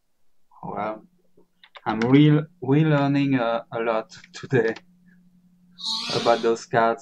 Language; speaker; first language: English; non-native, learner; Spanish